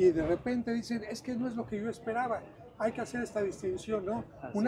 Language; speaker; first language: Spanish; native; Spanish